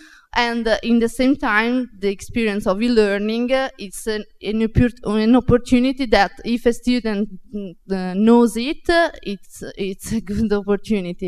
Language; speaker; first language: English; non-native, fluent; Italian